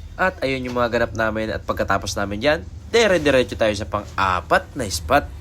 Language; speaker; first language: Filipino; native; Filipino